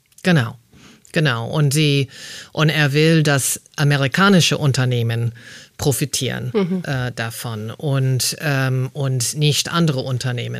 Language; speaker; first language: German; non-native, fluent; English